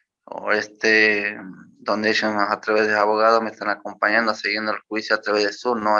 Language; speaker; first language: Spanish; native; Spanish